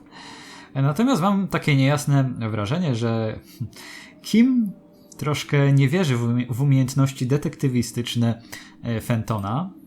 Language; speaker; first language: Polish; native; Polish